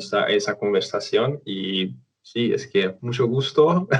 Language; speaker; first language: Spanish; non-native, fluent; Romanian